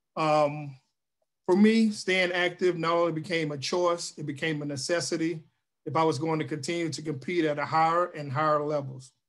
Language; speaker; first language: English; native; English